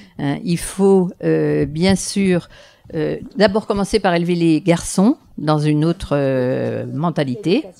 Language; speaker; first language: French; native; French